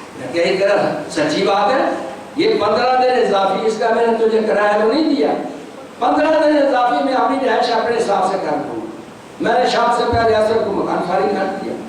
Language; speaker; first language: Urdu; non-native, local second language; Northern Hindko